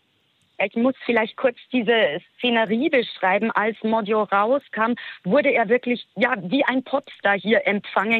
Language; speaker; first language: German; native; German